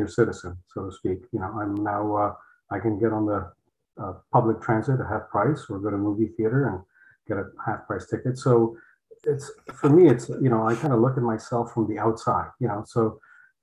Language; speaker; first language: English; non-native, fluent; Polish